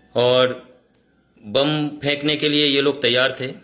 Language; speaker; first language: Hindi; non-native, local second language; Bangla